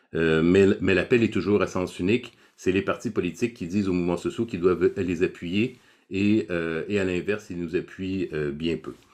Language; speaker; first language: French; native; French